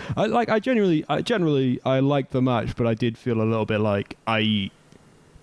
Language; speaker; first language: English; native; English